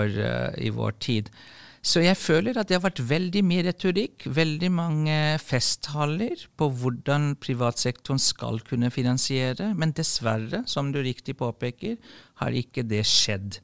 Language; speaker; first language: Norwegian; non-native, fluent; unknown